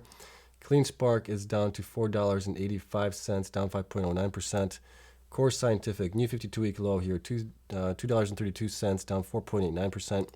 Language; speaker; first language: English; native; English